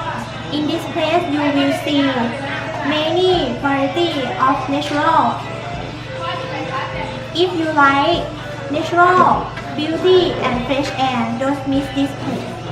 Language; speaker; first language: English; non-native, learner; Thai